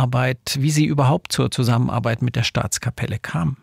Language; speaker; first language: German; native; German